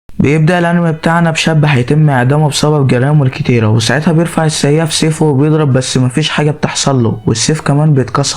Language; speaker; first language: Arabic; native; Arabic